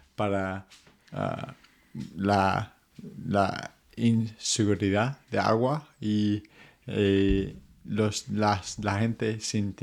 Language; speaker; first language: Spanish; non-native, fluent; English